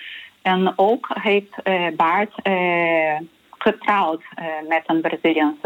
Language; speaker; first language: Dutch; non-native, learner; Portuguese